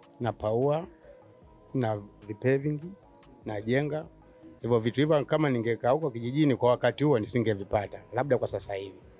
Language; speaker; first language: Swahili; native; Swahili